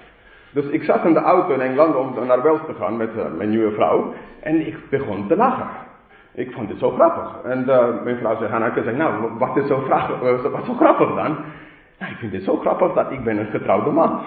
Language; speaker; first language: Dutch; non-native, fluent; English